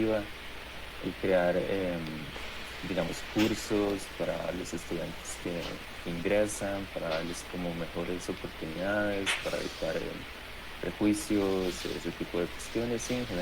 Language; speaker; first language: Spanish; native; Spanish